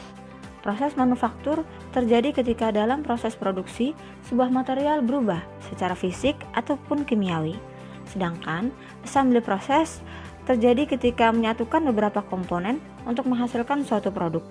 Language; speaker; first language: Indonesian; native; Indonesian